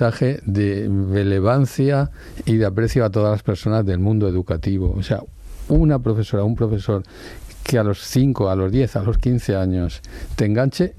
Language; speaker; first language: Spanish; non-native, local second language; Catalan